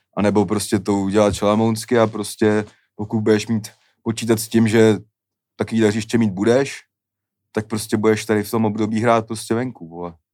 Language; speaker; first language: Czech; native; Czech